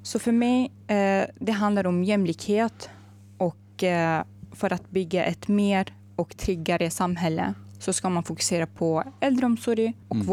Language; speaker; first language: Swedish; non-native, fluent; Arabic